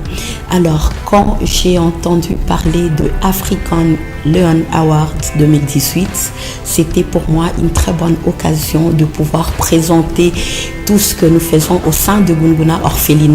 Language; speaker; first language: French; non-native, local second language; Swahili